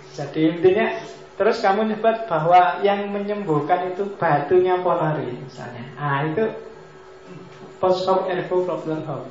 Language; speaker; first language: Indonesian; non-native, local second language; Javanese